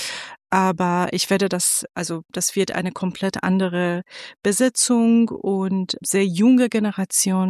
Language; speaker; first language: German; non-native, fluent; Persian